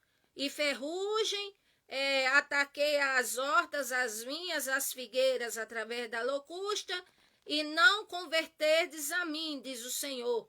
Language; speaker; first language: Portuguese; native; Portuguese